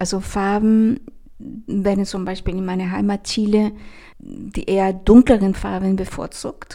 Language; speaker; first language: German; non-native, fluent; Spanish